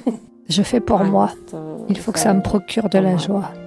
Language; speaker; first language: French; non-native, fluent; Ukrainian